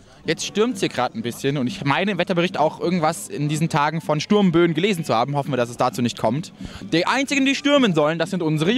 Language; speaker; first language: German; native; German